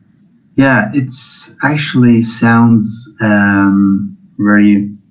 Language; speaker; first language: English; non-native, fluent; Turkish